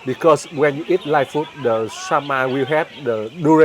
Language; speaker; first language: English; non-native, learner; Vietnamese